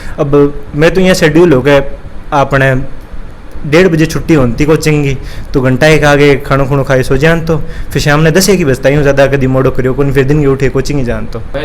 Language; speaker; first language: Hindi; native; Hindi